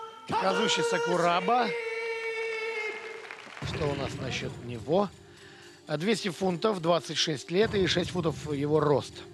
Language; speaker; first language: Russian; native; Russian